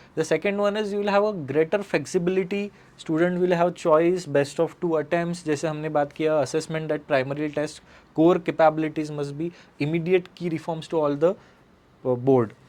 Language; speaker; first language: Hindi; non-native, local second language; Marathi